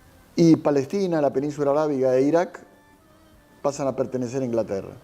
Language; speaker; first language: Spanish; native; Spanish